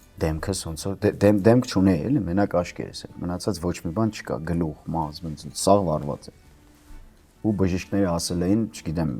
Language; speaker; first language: Armenian; native; Armenian